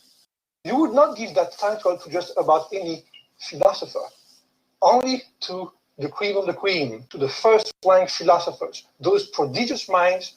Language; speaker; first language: English; non-native, fluent; French